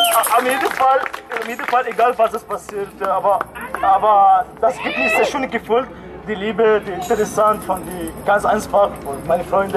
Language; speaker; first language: German; non-native, learner; Arabic